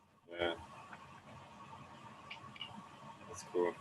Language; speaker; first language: English; native; English